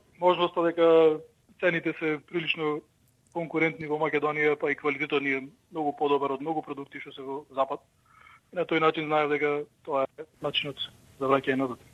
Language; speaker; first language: Macedonian; early bilingual, heritage; Macedonian